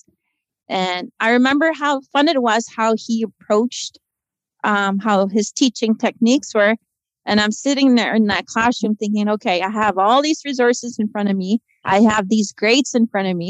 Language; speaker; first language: English; native; English